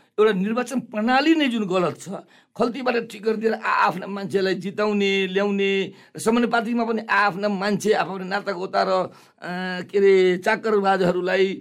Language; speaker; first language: Nepali; non-native, local second language; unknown